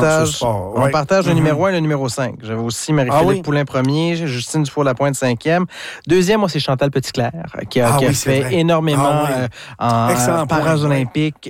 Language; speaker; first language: French; native; French